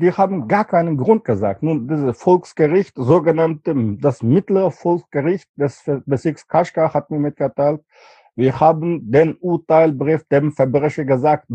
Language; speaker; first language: German; non-native, fluent; Uyghur